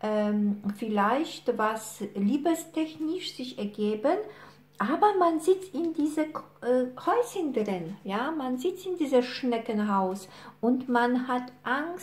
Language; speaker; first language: German; non-native, fluent; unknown